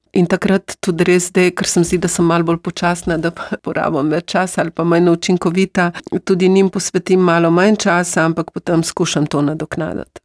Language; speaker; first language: Slovenian; native; Slovenian